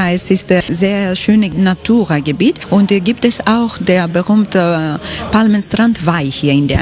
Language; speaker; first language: German; non-native, learner; Greek